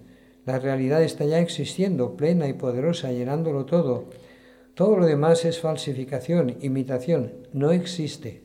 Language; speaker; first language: Spanish; native; Spanish